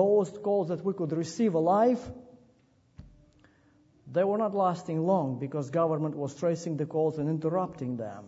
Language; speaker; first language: English; non-native, fluent; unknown